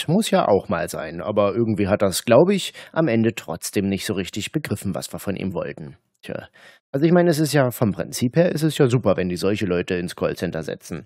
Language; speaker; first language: German; native; German